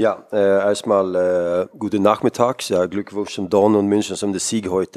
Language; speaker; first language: German; non-native, fluent; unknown